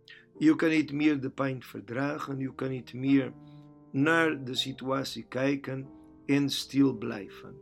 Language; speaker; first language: Dutch; non-native, learner; Portuguese